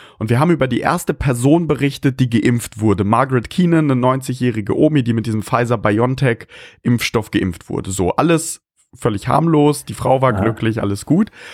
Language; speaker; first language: German; early bilingual, other home language; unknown